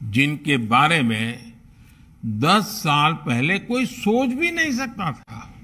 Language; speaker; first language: Hindi; non-native, local second language; Gujarati